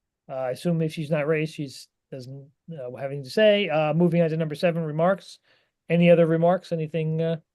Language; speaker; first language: English; native; English